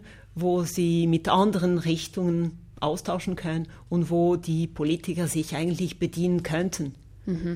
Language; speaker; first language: German; non-native, local second language; French